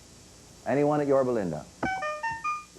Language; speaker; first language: English; native; English